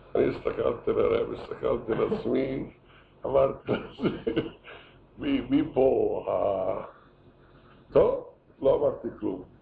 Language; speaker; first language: Hebrew; non-native, fluent; Yiddish